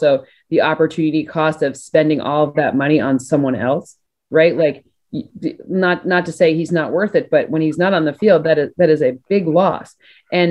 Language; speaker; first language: English; native; English